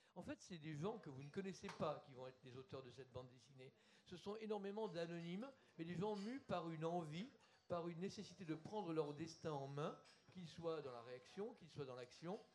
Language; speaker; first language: French; native; French